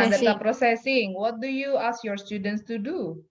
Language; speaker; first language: English; non-native, fluent; Indonesian